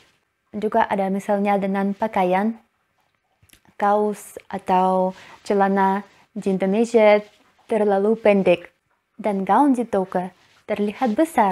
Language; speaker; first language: Indonesian; non-native, learner; Russian